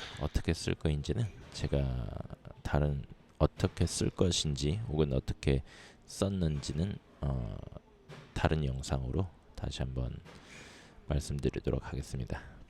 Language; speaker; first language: Korean; native; Korean